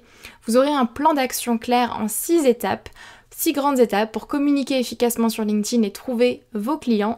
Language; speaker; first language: French; native; French